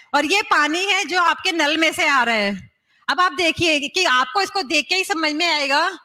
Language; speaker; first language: Hindi; native; Hindi